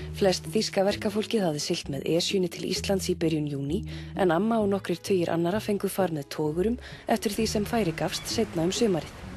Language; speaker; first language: Icelandic; native; Icelandic